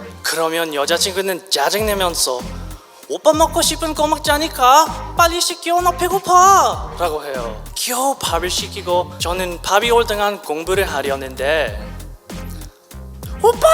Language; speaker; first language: Korean; non-native, learner; English